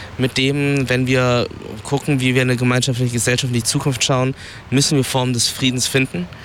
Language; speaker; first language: German; early bilingual, other home language; Vietnamese